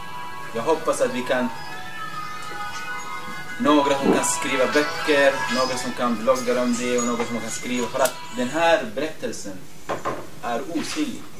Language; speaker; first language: Swedish; non-native, fluent; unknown